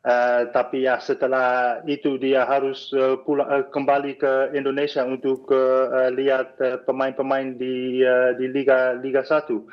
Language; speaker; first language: Indonesian; non-native, fluent; Dutch